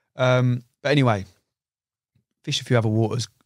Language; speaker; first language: English; native; English